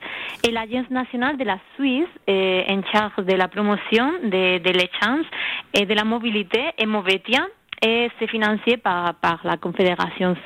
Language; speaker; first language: French; non-native, learner; Spanish